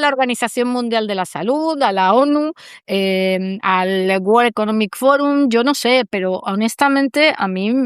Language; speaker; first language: Spanish; native; Spanish